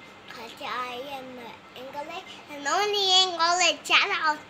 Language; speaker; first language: English; non-native, learner; Urdu